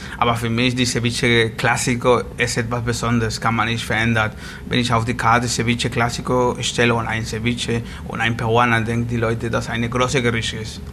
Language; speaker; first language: German; non-native, learner; Spanish